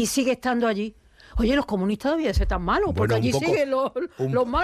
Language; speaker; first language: Spanish; native; Spanish